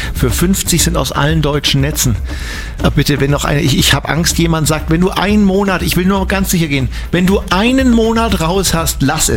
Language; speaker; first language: German; native; German